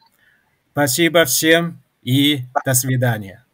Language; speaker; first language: Russian; non-native, fluent; Chinese